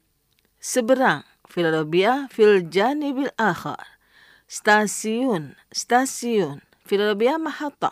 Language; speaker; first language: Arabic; non-native, fluent; Indonesian